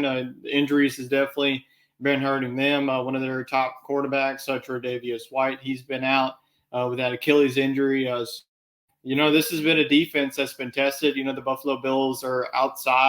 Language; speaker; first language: English; native; English